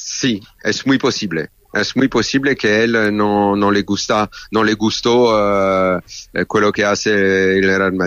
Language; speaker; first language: Spanish; non-native, learner; French